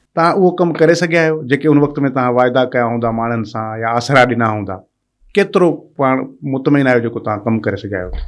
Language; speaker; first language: Sindhi; native; Sindhi